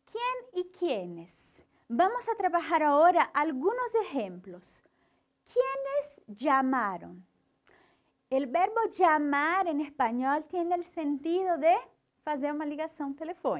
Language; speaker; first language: Spanish; non-native, fluent; Portuguese